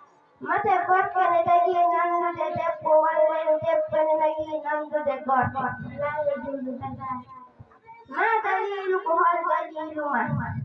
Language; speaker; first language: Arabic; non-native, learner; Fula